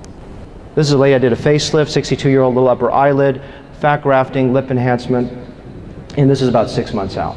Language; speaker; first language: English; native; English